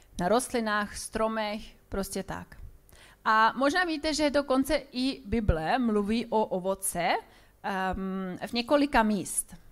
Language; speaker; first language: Czech; non-native, fluent; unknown